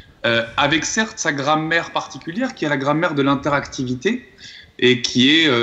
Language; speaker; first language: French; native; French